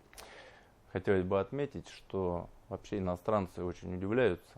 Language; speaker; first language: Russian; native; Russian